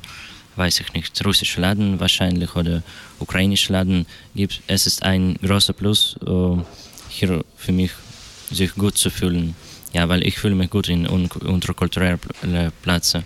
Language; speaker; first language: German; non-native, learner; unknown